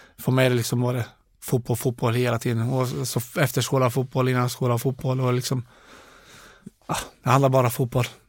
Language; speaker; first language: Swedish; non-native, fluent; Bosnian